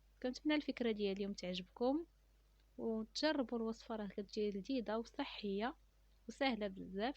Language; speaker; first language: Arabic; native; Arabic